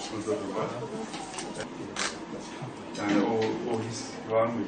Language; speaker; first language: Turkish; native; Turkish